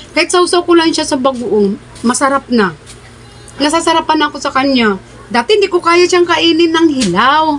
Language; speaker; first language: Filipino; non-native, local second language; Cebuano